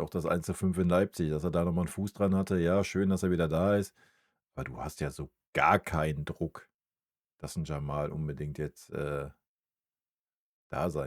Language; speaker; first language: German; native; German